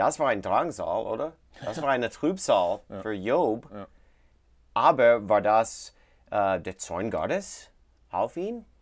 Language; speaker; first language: German; non-native, learner; English